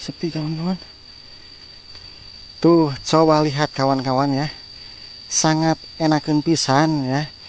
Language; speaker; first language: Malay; non-native, local second language; Sundanese